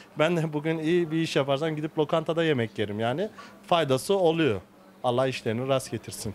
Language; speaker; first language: Turkish; native; Turkish